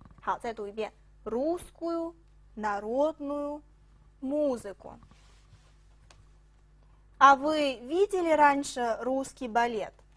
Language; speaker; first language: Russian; non-native, fluent; Chinese